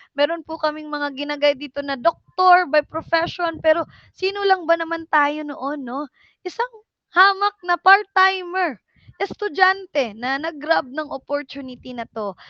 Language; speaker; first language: Filipino; non-native, local second language; Cebuano